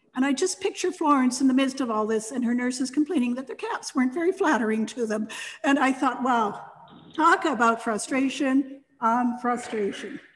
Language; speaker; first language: English; native; English